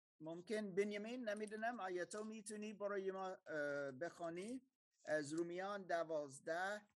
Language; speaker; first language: Persian; non-native, fluent; German